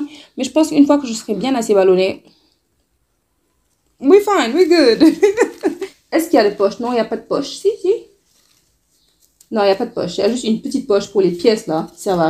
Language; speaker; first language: French; non-native, local second language; Wolof